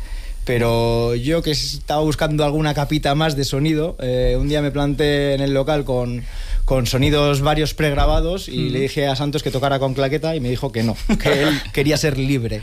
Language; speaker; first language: Spanish; native; Spanish